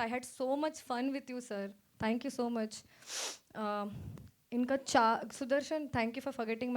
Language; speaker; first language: Telugu; non-native, local second language; Hindi